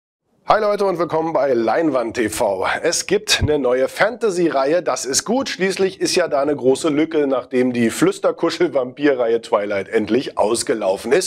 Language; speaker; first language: German; native; German